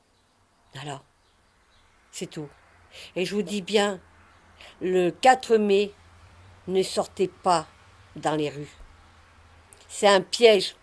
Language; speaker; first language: French; native; French